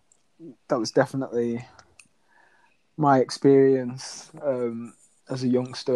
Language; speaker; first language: English; native; English